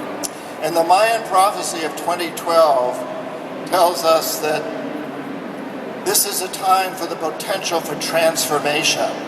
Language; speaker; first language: English; native; English